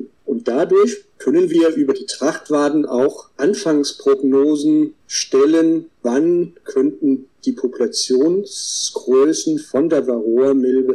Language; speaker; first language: German; non-native, fluent; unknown